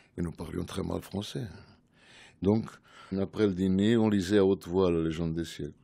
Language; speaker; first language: French; non-native, fluent; Portuguese